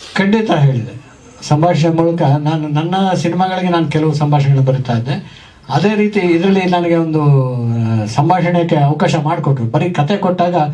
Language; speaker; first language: Kannada; native; Kannada